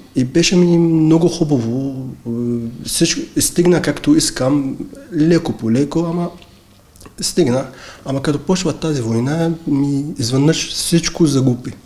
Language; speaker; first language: Bulgarian; non-native, learner; Arabic